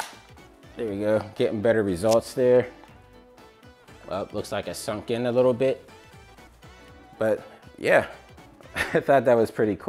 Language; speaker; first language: English; native; English